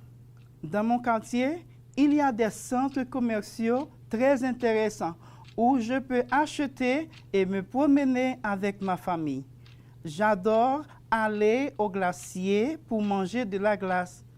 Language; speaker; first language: French; non-native, fluent; Spanish